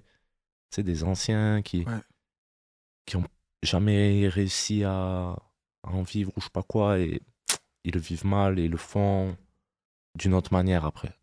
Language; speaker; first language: French; native; French